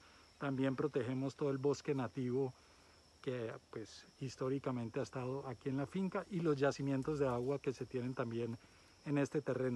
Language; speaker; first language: Spanish; native; Spanish